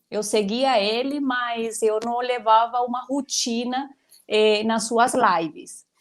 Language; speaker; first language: Portuguese; non-native, fluent; Spanish